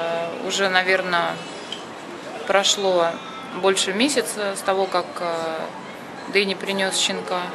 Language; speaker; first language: Russian; native; Russian